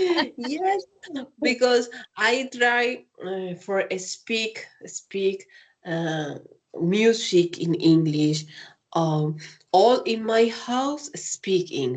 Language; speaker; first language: English; non-native, learner; Spanish